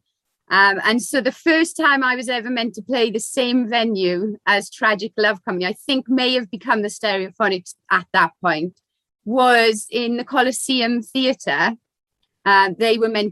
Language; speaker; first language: English; native; English